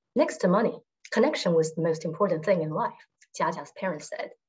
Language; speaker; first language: English; non-native, fluent; Chinese